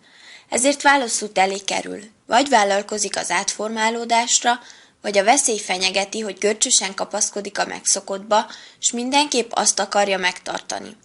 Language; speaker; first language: Hungarian; native; Hungarian